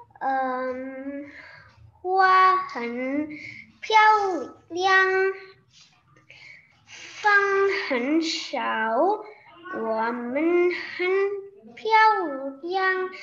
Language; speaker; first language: Chinese; non-native, learner; Indonesian